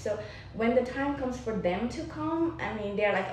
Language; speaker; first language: English; non-native, local second language; Nepali